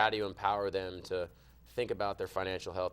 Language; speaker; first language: English; native; English